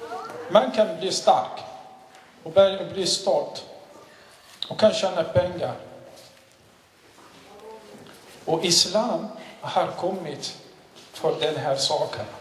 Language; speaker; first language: Swedish; non-native, learner; Arabic